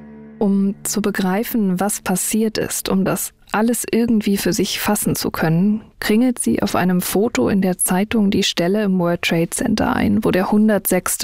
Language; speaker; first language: German; native; German